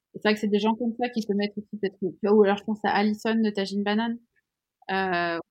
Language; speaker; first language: French; native; French